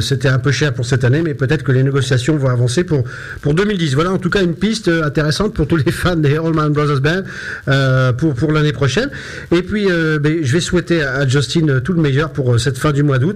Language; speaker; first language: French; native; French